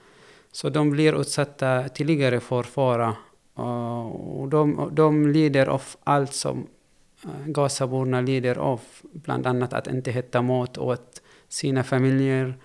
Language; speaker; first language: Swedish; non-native, fluent; Arabic